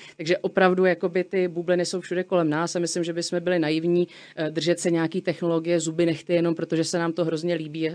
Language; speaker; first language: Czech; native; Czech